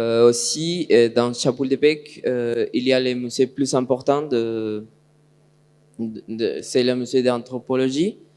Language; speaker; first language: French; non-native, learner; Spanish